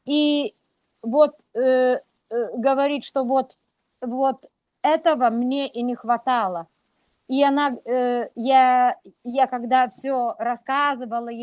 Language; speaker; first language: Russian; non-native, local second language; Lithuanian